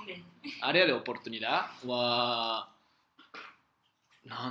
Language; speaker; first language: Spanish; non-native, fluent; Japanese